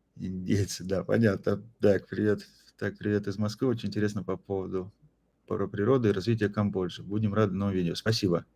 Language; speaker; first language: Russian; native; Russian